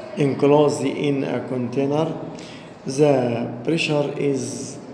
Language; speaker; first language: English; non-native, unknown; Arabic